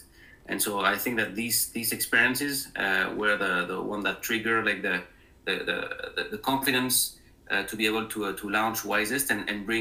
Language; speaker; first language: English; non-native, fluent; French